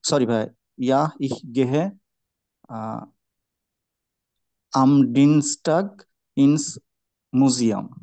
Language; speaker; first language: German; non-native, learner; Bangla